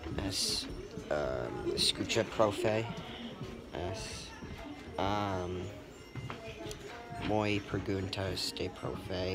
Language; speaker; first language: Spanish; non-native, learner; English